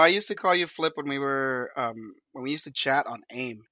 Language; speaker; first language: English; native; English